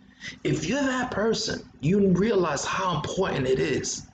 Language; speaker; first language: English; native; English